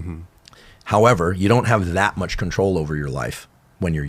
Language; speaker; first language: English; native; English